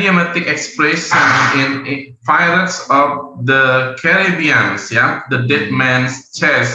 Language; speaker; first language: English; non-native, learner; Indonesian